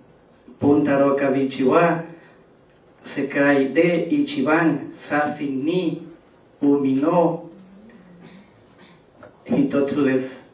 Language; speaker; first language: Japanese; non-native, learner; Spanish